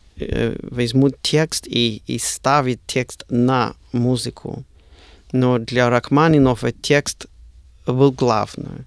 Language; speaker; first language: Russian; non-native, learner; English